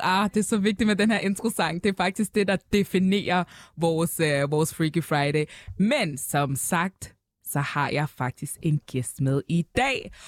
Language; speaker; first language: Danish; native; Danish